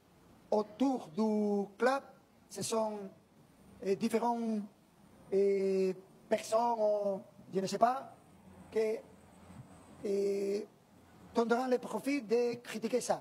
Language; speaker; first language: French; non-native, learner; Spanish